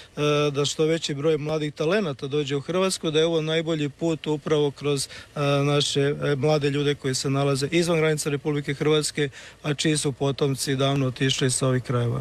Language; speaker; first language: Serbian; native; Serbian